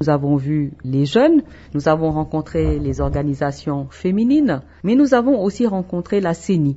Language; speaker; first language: French; non-native, local second language; Wolof